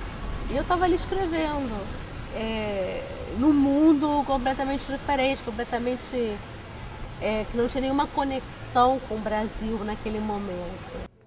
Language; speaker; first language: Portuguese; early bilingual, other home language; Spanish